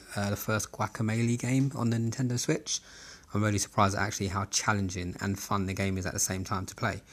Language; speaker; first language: English; native; English